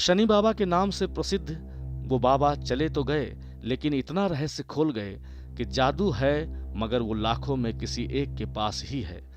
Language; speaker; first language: Hindi; native; Hindi